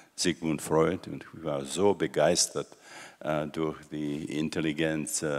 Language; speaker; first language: German; non-native, fluent; Czech